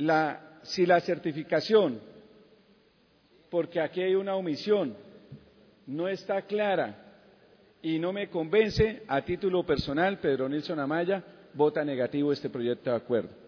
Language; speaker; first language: Spanish; native; Spanish